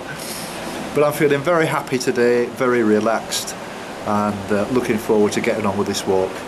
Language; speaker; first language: English; native; English